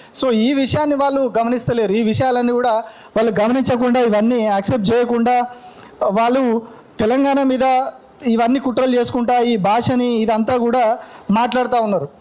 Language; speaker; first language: Telugu; native; Telugu